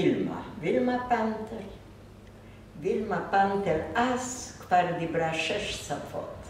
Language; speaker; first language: Hebrew; non-native, fluent; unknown